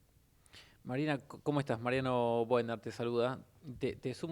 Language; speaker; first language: Spanish; native; Spanish